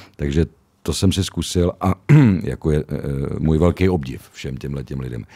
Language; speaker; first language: Czech; native; Czech